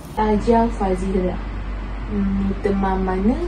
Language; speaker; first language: Chinese; non-native, learner; Malay